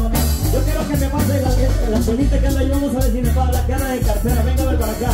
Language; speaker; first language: Spanish; native; Spanish